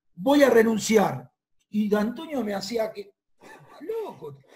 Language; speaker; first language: Spanish; native; Spanish